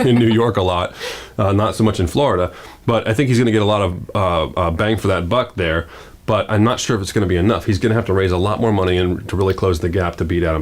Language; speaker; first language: English; native; English